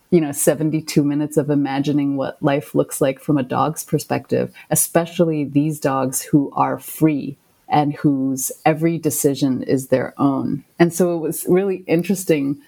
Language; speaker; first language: English; non-native, local second language; Cantonese